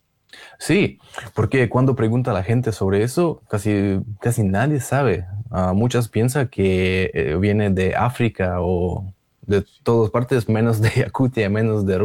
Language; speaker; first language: Spanish; non-native, fluent; Russian